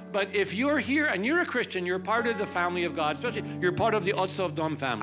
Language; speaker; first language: English; native; English